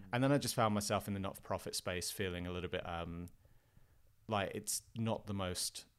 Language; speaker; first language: English; native; English